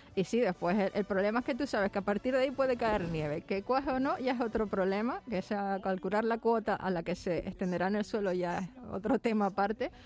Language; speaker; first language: Spanish; native; Spanish